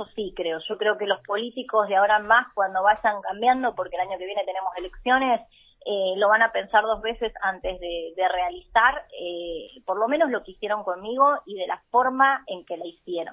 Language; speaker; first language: Spanish; native; Spanish